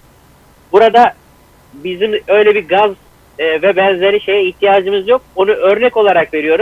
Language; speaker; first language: Turkish; native; Turkish